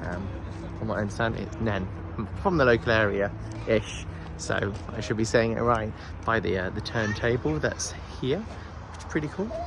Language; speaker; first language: English; native; English